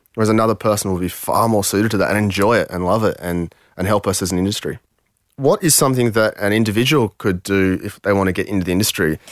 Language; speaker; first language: English; early bilingual, other home language; French